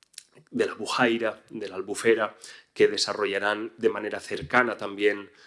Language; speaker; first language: Spanish; native; Spanish